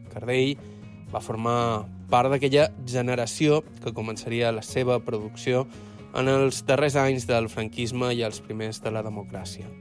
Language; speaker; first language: Catalan; native; Catalan